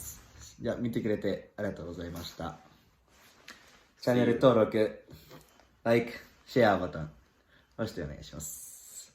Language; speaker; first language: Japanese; non-native, learner; Indonesian